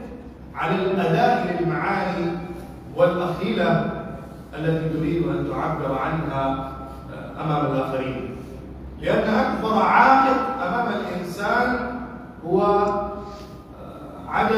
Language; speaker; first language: Arabic; non-native, fluent; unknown